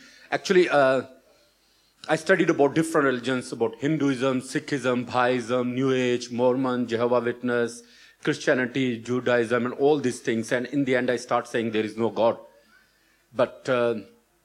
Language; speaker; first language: English; non-native, local second language; Urdu